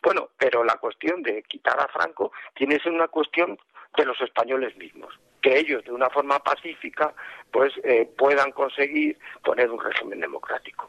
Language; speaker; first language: Spanish; native; Spanish